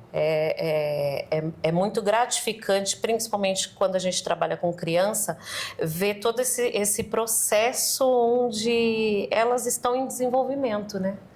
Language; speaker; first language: Portuguese; native; Portuguese